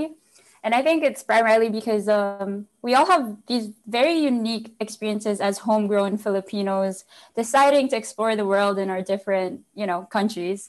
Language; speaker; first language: English; non-native, local second language; Filipino